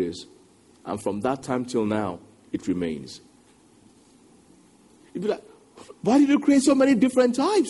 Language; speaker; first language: English; non-native, local second language; Yoruba